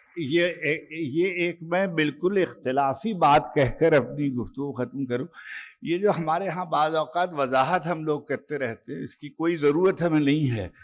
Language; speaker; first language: Urdu; native; Urdu